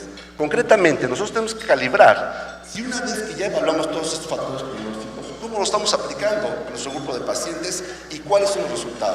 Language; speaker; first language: Spanish; native; Spanish